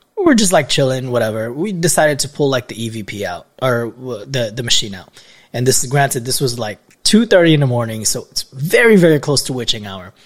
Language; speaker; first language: English; non-native, local second language; Filipino